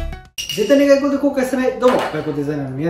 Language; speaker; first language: Japanese; native; Japanese